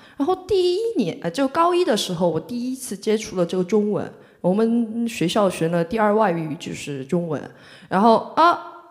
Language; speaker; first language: Chinese; non-native, fluent; Korean